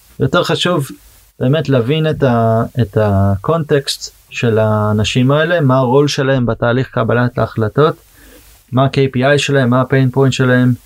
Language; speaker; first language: Hebrew; early bilingual, heritage; Hebrew